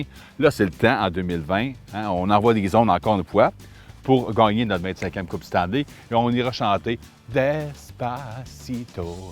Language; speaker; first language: French; native; French